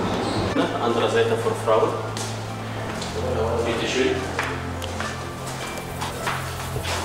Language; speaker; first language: German; non-native, learner; Arabic